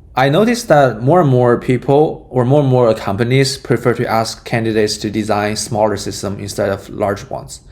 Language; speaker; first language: English; non-native, fluent; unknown